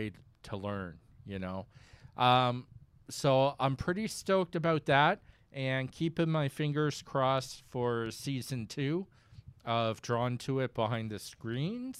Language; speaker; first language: English; native; English